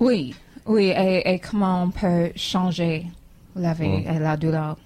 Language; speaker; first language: French; non-native, fluent; English